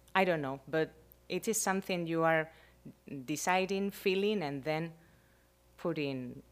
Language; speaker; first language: English; non-native, learner; Spanish